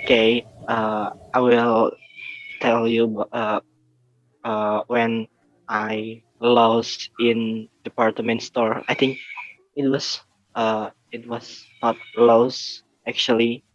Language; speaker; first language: English; non-native, learner; Indonesian